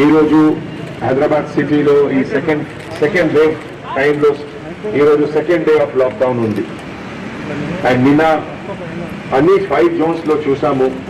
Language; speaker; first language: Telugu; non-native, local second language; Hindi